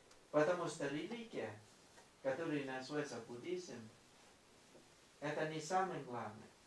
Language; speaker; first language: Russian; non-native, fluent; Thai